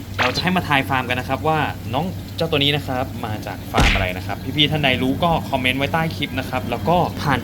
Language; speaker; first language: Thai; native; Thai